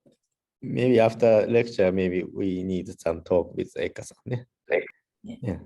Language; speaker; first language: English; non-native, learner; Japanese